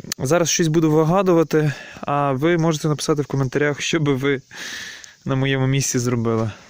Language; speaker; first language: Ukrainian; native; Ukrainian